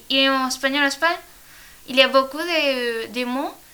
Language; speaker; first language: French; non-native, learner; Spanish